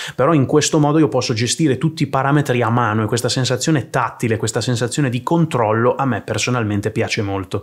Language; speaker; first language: Italian; native; Italian